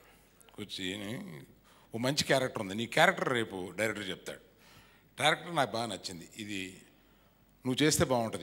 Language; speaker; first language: Telugu; native; Telugu